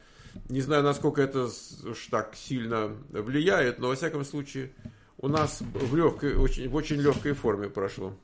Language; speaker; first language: Russian; native; Russian